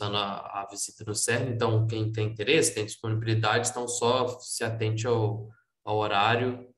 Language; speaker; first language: Portuguese; native; Portuguese